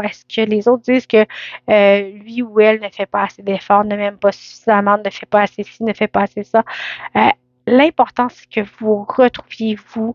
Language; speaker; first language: French; native; French